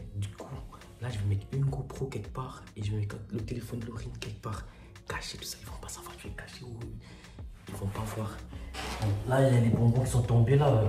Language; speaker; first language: French; native; French